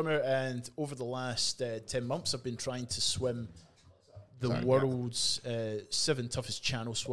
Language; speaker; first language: English; native; English